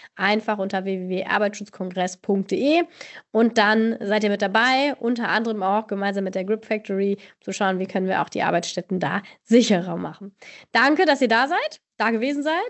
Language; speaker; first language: German; native; German